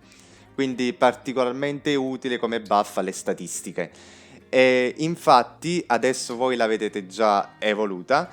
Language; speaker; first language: Italian; native; Italian